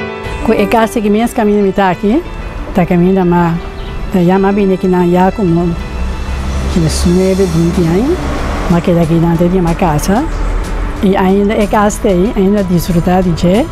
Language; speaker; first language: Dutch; non-native, local second language; Papiamento